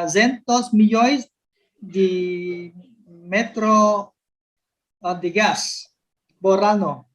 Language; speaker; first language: Portuguese; non-native, learner; Vietnamese